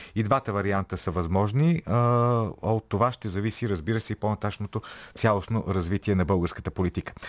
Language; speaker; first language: Bulgarian; native; Bulgarian